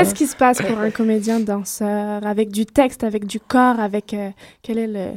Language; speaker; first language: French; native; French